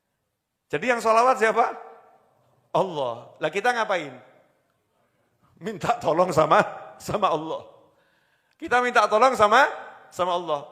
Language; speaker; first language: Indonesian; native; Indonesian